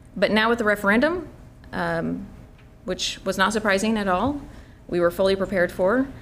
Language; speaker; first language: English; native; English